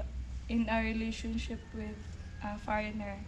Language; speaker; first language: English; non-native, local second language; Filipino